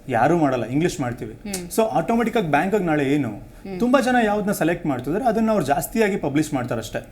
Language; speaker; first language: Kannada; native; Kannada